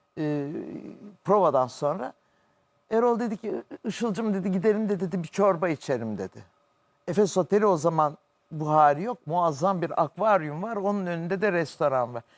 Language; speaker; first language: Turkish; native; Turkish